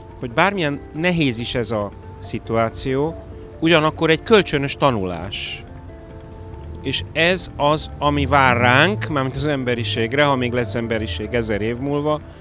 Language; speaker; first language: Hungarian; early bilingual, other home language; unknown